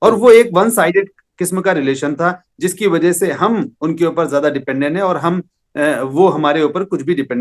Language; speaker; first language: Hindi; native; Hindi